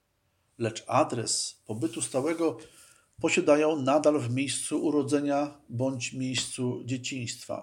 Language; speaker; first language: Polish; native; Polish